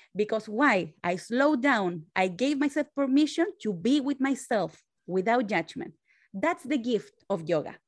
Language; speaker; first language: English; non-native, fluent; Spanish